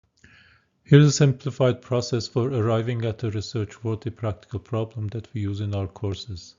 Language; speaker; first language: English; non-native, fluent; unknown